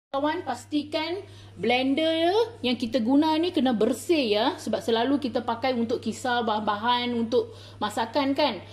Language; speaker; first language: Malay; non-native, local second language; Tamil